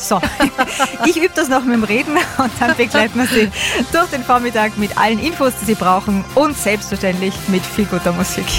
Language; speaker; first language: German; native; German